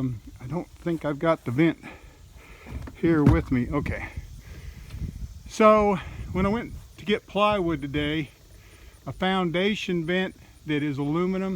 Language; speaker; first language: English; native; English